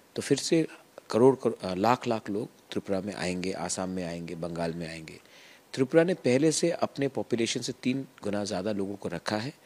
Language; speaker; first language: Hindi; non-native, local second language; Kok Borok